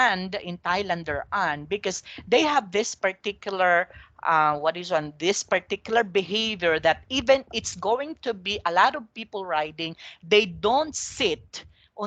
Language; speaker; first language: English; non-native, local second language; Filipino